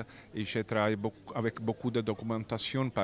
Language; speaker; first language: French; non-native, learner; Italian